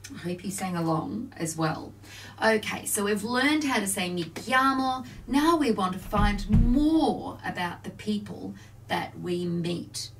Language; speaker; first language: English; native; English